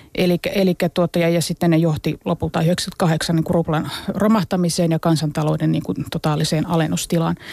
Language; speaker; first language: Finnish; native; Finnish